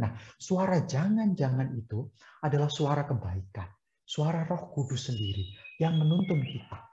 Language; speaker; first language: Indonesian; native; Indonesian